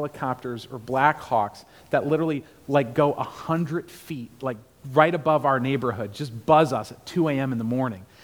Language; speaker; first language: English; native; English